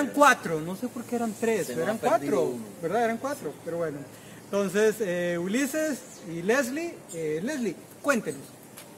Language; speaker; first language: Spanish; native; Spanish